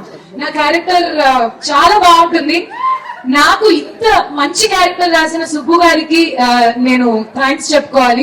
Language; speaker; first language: Telugu; native; Telugu